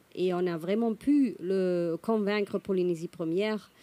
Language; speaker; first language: French; non-native, fluent; German